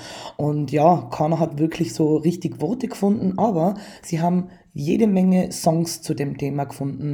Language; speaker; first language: German; native; German